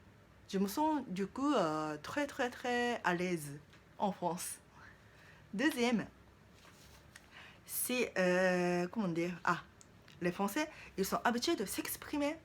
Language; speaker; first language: French; non-native, learner; Japanese